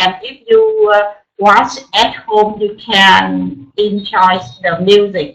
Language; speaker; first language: English; non-native, learner; Vietnamese